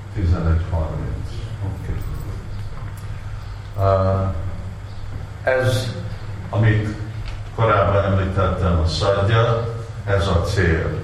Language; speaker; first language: Hungarian; non-native, learner; Russian